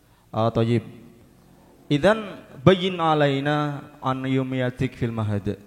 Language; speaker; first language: Arabic; non-native, learner; Indonesian